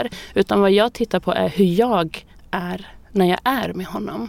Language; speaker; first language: Swedish; native; Swedish